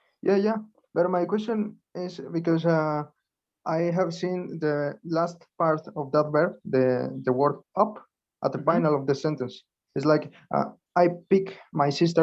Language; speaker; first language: English; non-native, learner; Spanish